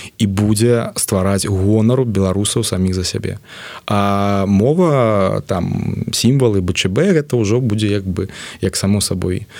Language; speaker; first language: Belarusian; non-native, local second language; Russian